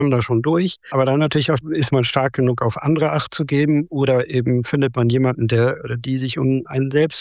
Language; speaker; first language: German; native; German